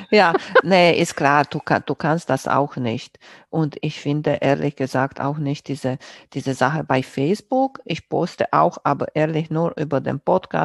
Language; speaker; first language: German; non-native, fluent; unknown